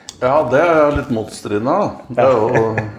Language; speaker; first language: Norwegian; native; Norwegian